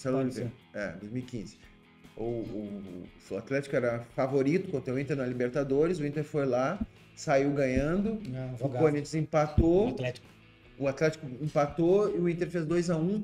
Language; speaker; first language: Portuguese; native; Portuguese